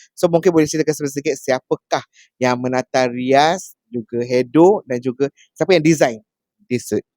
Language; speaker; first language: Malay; native; Malay